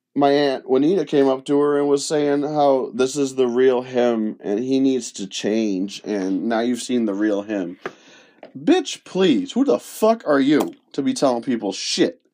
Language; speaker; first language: English; early bilingual, other home language; Spanish